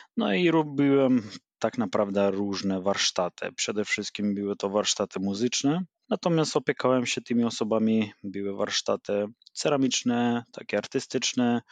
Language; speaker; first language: Polish; non-native, fluent; Macedonian